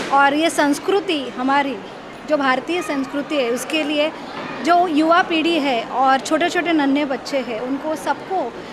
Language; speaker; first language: Hindi; non-native, local second language; Marathi